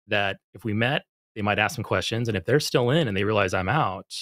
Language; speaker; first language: English; native; English